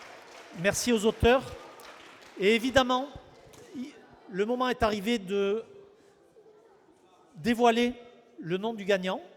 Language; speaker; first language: French; native; French